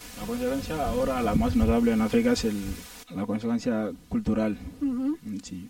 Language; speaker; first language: Spanish; non-native, learner; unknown